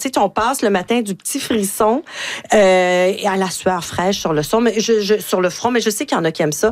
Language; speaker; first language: French; native; French